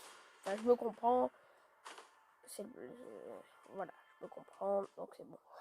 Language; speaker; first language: French; native; French